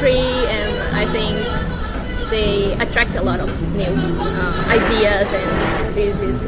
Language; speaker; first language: English; non-native, fluent; Portuguese